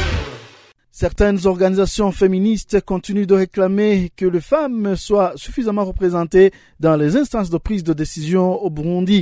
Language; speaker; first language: French; non-native, local second language; Rundi